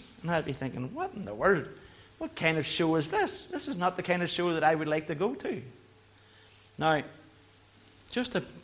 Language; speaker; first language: English; native; English